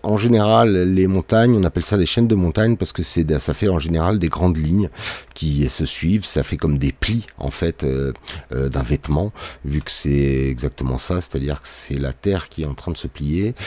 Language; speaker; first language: French; native; French